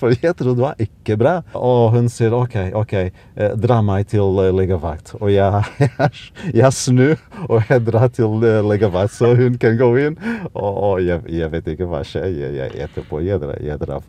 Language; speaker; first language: Norwegian; non-native, learner; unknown